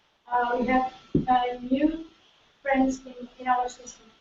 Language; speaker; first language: English; non-native, learner; Indonesian